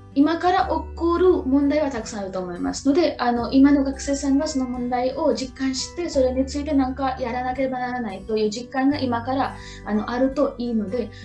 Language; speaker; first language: Japanese; non-native, fluent; Marathi